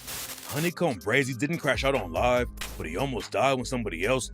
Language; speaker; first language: English; native; English